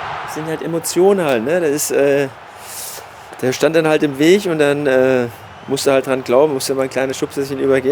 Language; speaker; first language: German; native; German